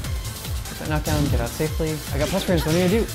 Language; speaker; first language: English; native; English